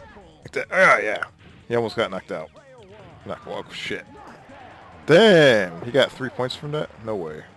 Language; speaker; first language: English; native; English